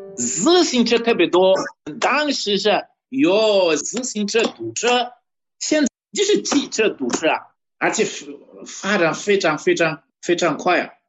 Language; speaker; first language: Chinese; non-native, fluent; Malagasy